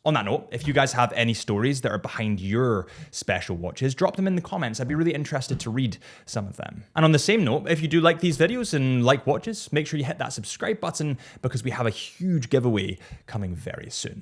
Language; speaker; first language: English; native; English